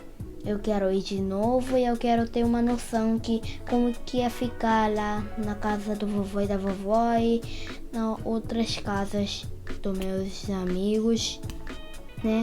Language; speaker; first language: Portuguese; early bilingual, heritage; Portuguese